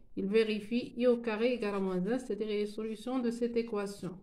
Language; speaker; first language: French; non-native, local second language; Arabic